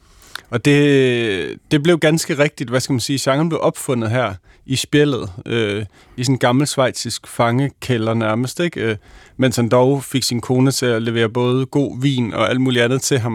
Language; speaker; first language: Danish; native; Danish